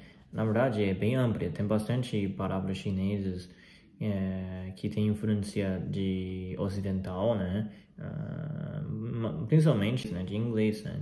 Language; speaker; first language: Portuguese; non-native, fluent; Chinese